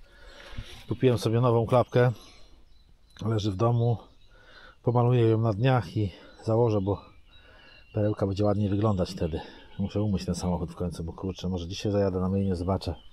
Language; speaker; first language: Polish; native; Polish